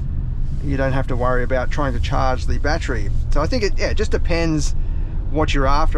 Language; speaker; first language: English; native; English